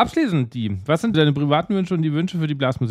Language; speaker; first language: German; native; German